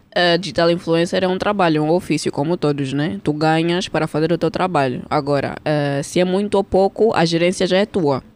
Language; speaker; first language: Portuguese; early bilingual, heritage; Portuguese